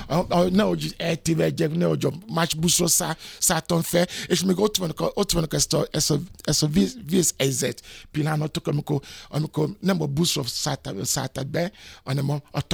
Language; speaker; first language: Hungarian; non-native, fluent; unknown